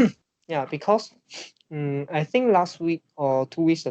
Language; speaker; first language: English; non-native, learner; Chinese